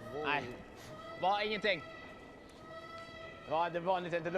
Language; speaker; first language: Swedish; native; Swedish